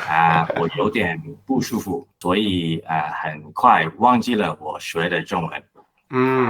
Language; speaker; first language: Chinese; non-native, learner; Cantonese